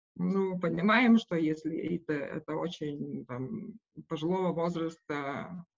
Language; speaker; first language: Russian; non-native, local second language; Lithuanian